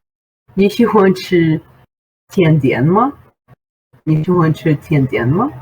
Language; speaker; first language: Chinese; non-native, fluent; Portuguese